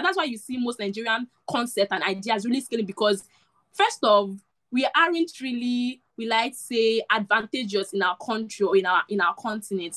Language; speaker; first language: English; non-native, local second language; Igbo